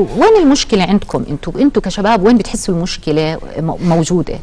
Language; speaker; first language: Arabic; native; Arabic